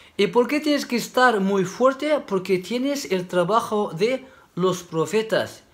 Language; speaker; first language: Spanish; non-native, fluent; Arabic